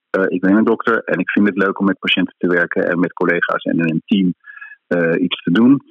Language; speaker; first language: Dutch; native; Dutch